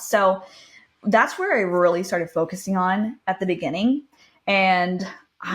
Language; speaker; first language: English; native; English